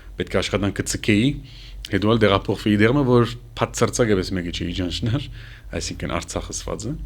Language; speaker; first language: Armenian; early bilingual, heritage; Armenian